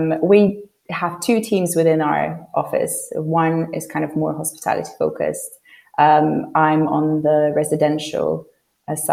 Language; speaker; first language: English; non-native, fluent; Polish